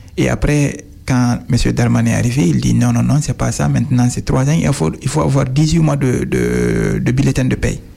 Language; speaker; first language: French; non-native, local second language; Fula